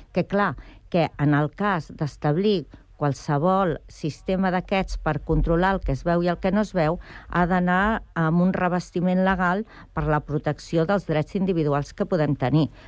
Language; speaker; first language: Catalan; native; Catalan